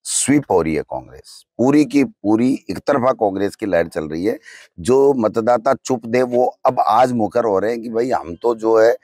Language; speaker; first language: Hindi; native; Hindi